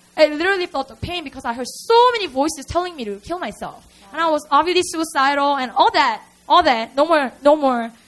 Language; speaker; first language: English; non-native, fluent; Korean